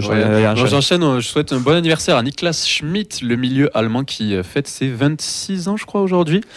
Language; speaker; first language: French; native; French